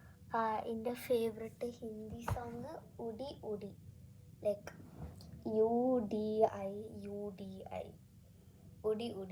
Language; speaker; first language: Malayalam; early bilingual, heritage; Malayalam